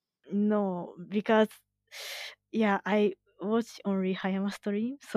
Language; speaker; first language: English; non-native, learner; Japanese